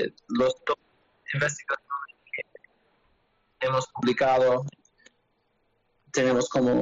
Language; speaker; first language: Spanish; non-native, learner; English